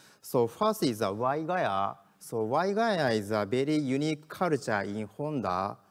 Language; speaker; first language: English; non-native, learner; Japanese